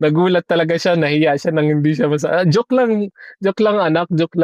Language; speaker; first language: Filipino; non-native, fluent; Arabic